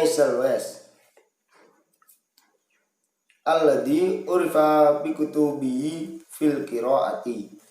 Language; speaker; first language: Arabic; non-native, learner; Indonesian